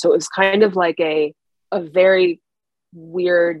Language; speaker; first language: English; native; English